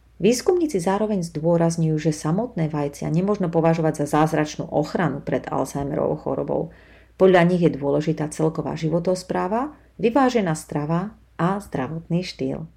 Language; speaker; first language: Slovak; native; Slovak